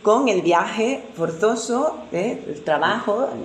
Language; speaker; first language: Spanish; native; Spanish